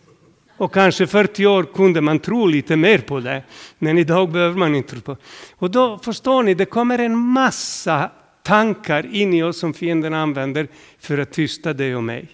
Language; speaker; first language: Swedish; non-native, fluent; Serbian